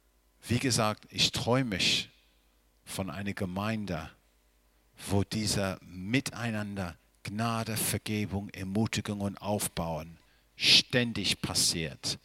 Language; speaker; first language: German; non-native, fluent; English